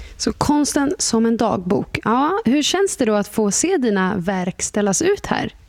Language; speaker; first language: Swedish; native; Swedish